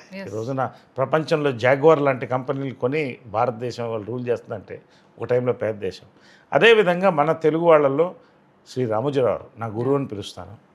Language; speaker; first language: Telugu; native; Telugu